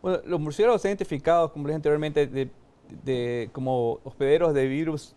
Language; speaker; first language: Spanish; native; Spanish